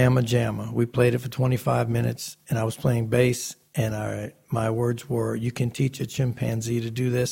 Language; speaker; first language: English; native; English